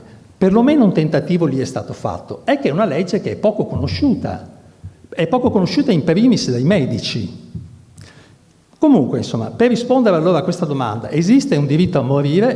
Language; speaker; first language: Italian; native; Italian